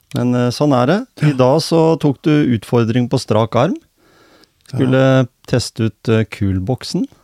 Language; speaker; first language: Norwegian; native; Norwegian